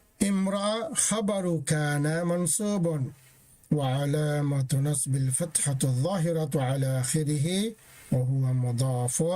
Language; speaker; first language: Arabic; non-native, fluent; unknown